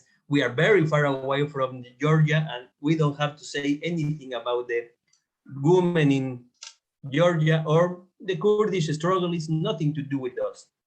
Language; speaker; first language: English; non-native, fluent; Spanish